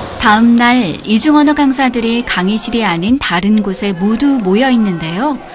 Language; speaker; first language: Korean; native; Korean